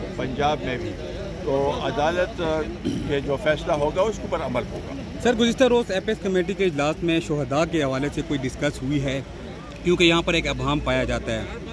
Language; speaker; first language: Urdu; non-native, local second language; Pashto